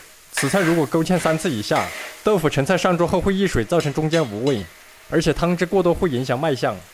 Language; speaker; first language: Chinese; native; Chinese